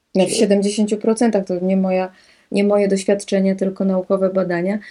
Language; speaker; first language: Polish; native; Polish